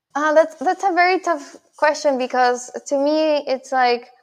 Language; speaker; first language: English; non-native, fluent; Spanish